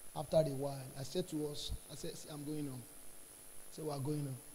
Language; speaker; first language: English; non-native, local second language; Yoruba